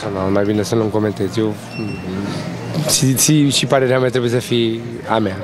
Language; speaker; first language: Romanian; non-native, learner; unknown